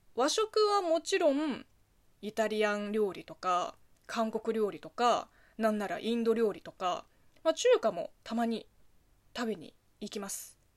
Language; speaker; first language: Japanese; non-native, fluent; Chinese